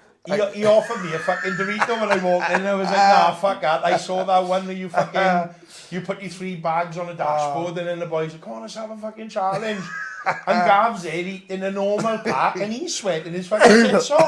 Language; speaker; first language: English; native; English